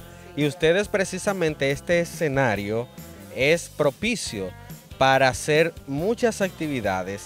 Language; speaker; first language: Spanish; native; Spanish